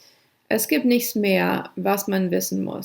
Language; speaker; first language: German; non-native, fluent; English